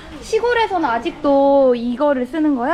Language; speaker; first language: Korean; non-native, learner; Vietnamese